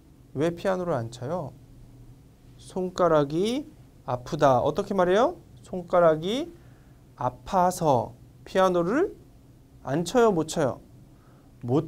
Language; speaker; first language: Korean; non-native, fluent; Vietnamese